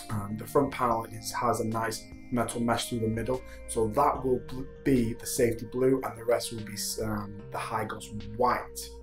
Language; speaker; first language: English; native; English